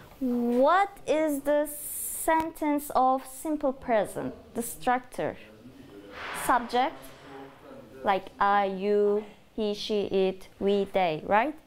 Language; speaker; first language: English; non-native, fluent; Turkish